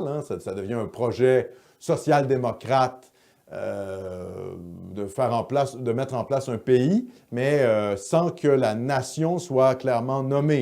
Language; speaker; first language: French; native; French